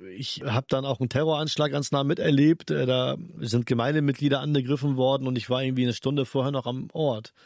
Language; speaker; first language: German; early bilingual, other home language; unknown